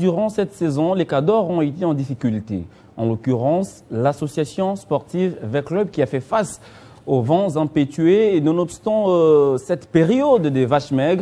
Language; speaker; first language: French; non-native, local second language; Lingala